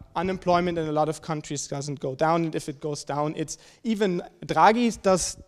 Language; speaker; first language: English; non-native, fluent; German